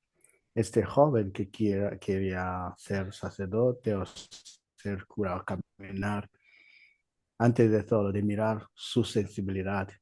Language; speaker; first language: Spanish; non-native, learner; Igbo